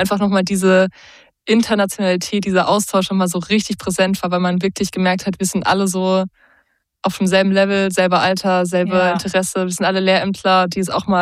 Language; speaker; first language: German; native; German